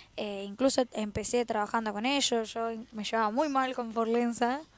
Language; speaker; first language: Spanish; native; Spanish